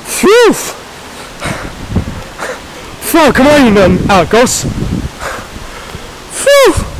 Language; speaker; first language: Welsh; non-native, learner; English